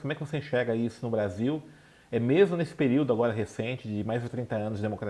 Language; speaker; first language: Portuguese; native; Portuguese